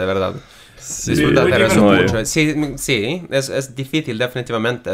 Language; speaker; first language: Spanish; non-native, fluent; English